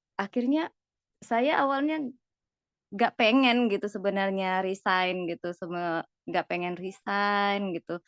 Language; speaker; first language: Indonesian; native; Indonesian